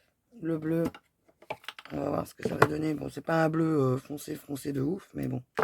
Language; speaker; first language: French; native; French